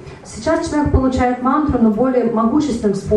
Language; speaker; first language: Russian; native; Russian